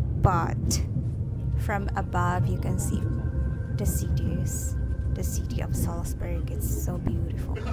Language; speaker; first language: English; non-native, local second language; Filipino